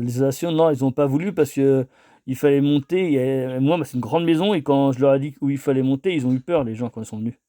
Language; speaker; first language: French; native; French